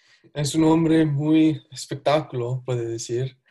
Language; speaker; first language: Spanish; non-native, learner; English